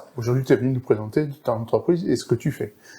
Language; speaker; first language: French; native; French